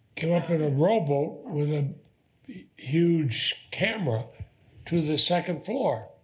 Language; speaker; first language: English; native; English